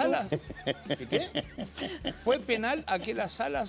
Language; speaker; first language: Spanish; native; Spanish